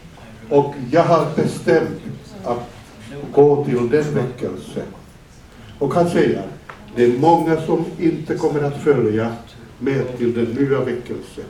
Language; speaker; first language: Swedish; non-native, fluent; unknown